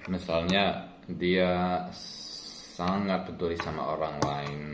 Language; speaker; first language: Indonesian; non-native, learner; English